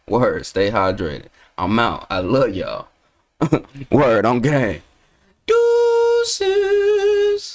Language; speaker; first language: English; native; English